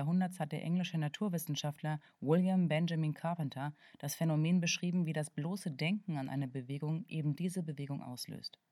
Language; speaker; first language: German; native; German